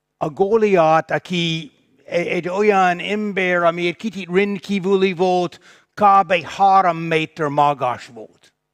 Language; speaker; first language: Hungarian; non-native, fluent; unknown